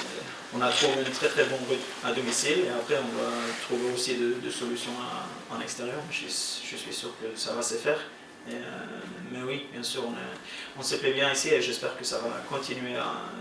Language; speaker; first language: French; non-native, fluent; Norwegian